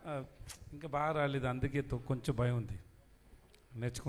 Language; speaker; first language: Telugu; non-native, learner; Tamil